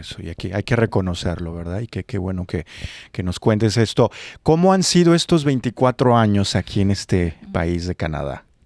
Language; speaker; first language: Spanish; native; Spanish